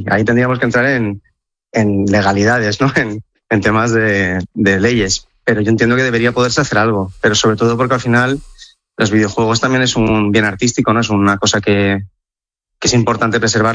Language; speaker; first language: Spanish; native; Spanish